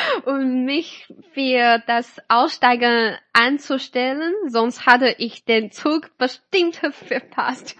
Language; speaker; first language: German; non-native, fluent; Chinese